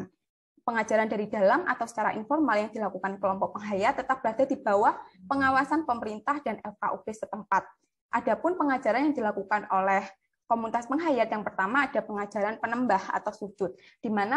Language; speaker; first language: Indonesian; native; Indonesian